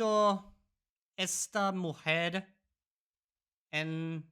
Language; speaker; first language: Spanish; non-native, learner; English